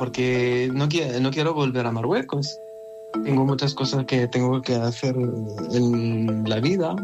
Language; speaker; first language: Spanish; non-native, learner; Arabic